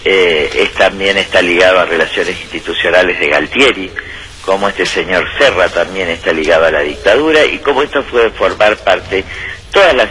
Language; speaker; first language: Spanish; native; Spanish